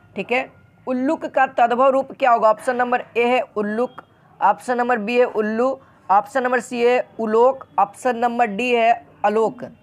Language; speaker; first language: Hindi; native; Hindi